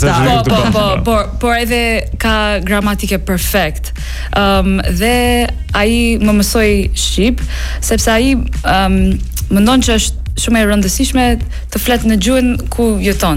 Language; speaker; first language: Albanian; non-native, fluent; English